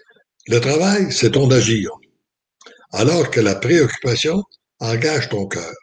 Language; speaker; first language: French; native; French